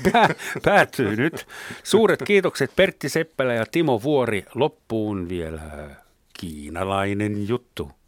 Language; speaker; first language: Finnish; native; Finnish